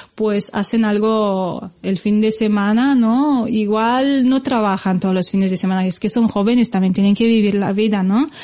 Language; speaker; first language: Spanish; non-native, fluent; Romanian